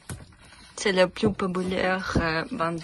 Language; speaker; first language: French; non-native, learner; Ukrainian